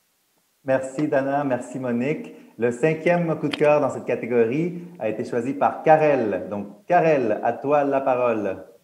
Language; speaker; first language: French; native; French